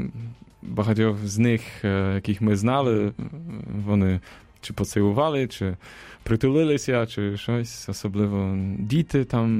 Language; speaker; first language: Ukrainian; non-native, fluent; Polish